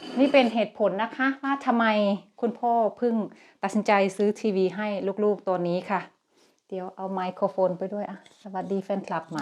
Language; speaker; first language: Thai; native; Thai